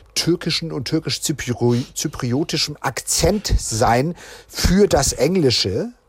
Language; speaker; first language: German; native; German